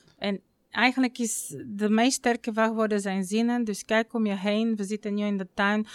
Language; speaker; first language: Dutch; non-native, fluent; Bulgarian